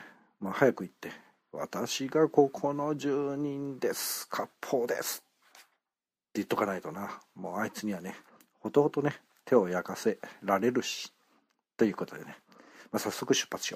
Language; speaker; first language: Japanese; native; Japanese